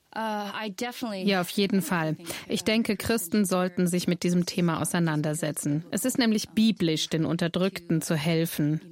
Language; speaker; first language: German; non-native, fluent; English